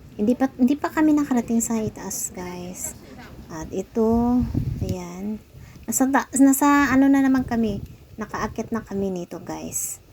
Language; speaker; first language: Filipino; non-native, local second language; Cebuano